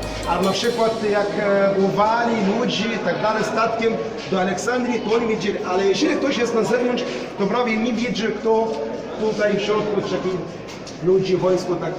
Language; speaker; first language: Polish; non-native, learner; Arabic